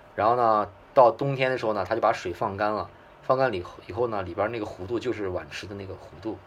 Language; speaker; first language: Chinese; native; Chinese